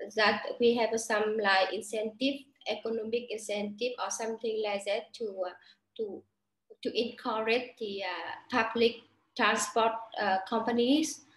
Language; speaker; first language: English; non-native, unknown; Vietnamese